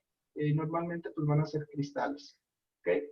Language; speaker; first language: Spanish; native; Spanish